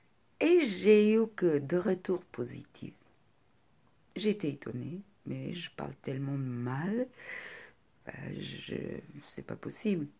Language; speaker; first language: French; non-native, fluent; Portuguese